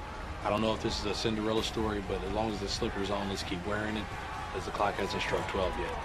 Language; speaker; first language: English; native; English